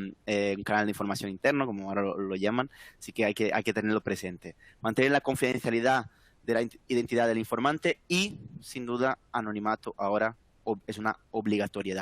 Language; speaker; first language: Spanish; native; Spanish